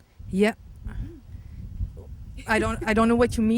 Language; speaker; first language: English; non-native, local second language; French